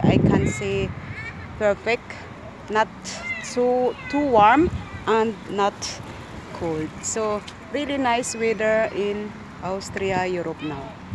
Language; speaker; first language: English; non-native, local second language; Filipino